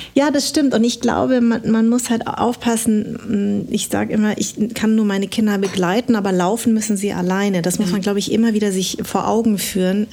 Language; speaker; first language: German; early bilingual, other home language; Vietnamese